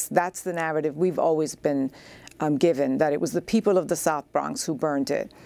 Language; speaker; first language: English; native; English